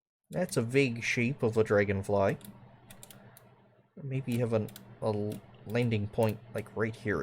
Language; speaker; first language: English; native; English